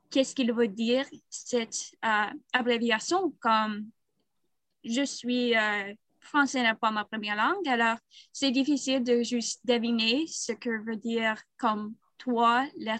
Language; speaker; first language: French; non-native, learner; English